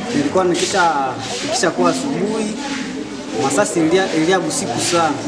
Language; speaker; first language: Swahili; non-native, local second language; Nande